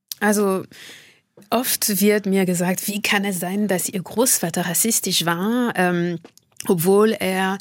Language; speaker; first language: German; non-native, fluent; French